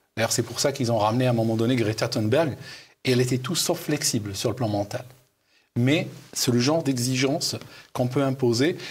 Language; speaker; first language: French; non-native, local second language; Arabic